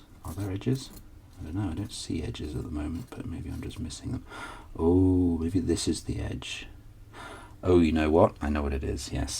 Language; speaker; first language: English; native; English